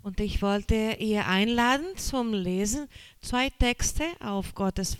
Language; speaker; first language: German; non-native, learner; Portuguese